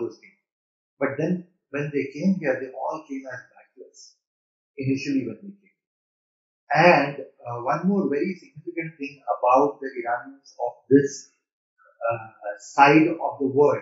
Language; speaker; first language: English; non-native, local second language; Persian